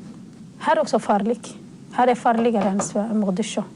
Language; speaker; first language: Swedish; non-native, fluent; Somali